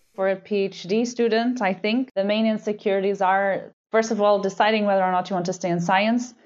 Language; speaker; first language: English; non-native, fluent; Portuguese